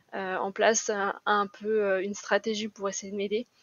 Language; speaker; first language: French; native; French